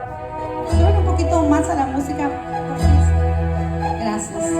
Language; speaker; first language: Spanish; native; Spanish